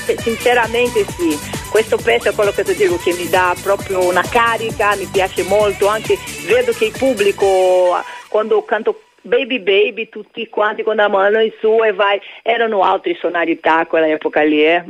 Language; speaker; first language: Italian; non-native, fluent; Portuguese